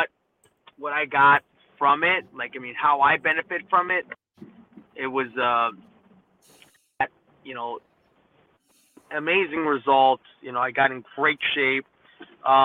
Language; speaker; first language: English; native; English